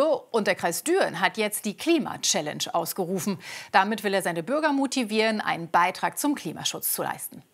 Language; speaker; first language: German; native; German